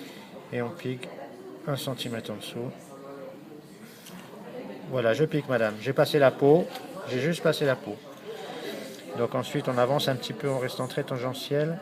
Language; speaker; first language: French; native; French